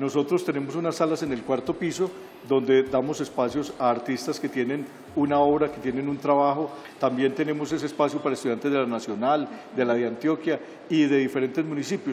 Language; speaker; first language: Spanish; native; Spanish